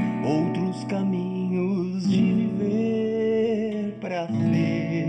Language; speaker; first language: Portuguese; native; Portuguese